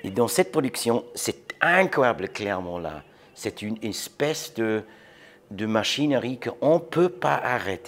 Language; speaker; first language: French; non-native, learner; English